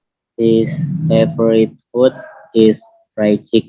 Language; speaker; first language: English; non-native, learner; Indonesian